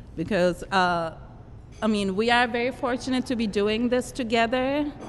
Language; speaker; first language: English; non-native, fluent; Turkish